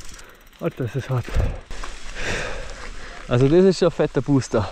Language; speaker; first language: German; native; German